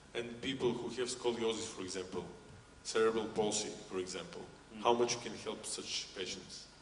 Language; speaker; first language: English; non-native, fluent; Bulgarian